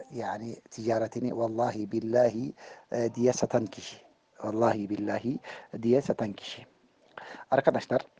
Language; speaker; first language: Turkish; native; Turkish